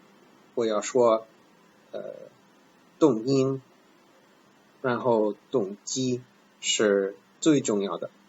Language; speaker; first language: Chinese; non-native, fluent; English